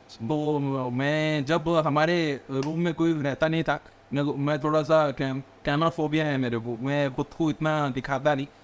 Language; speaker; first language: Hindi; native; Hindi